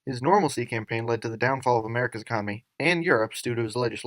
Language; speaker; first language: English; native; English